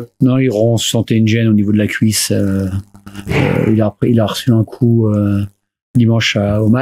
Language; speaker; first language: French; native; French